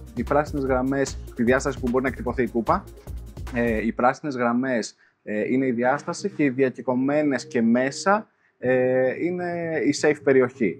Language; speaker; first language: Greek; native; Greek